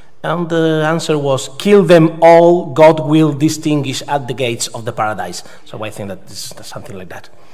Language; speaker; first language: English; non-native, fluent; Spanish